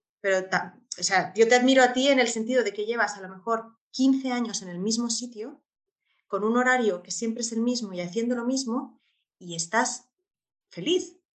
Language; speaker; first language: Spanish; native; Spanish